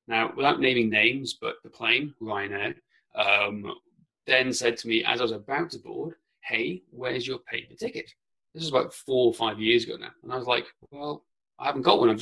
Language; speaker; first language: English; non-native, local second language; Welsh